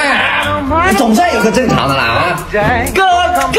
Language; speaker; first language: Chinese; native; Chinese